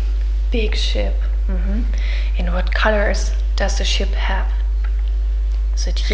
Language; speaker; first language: English; non-native, fluent; German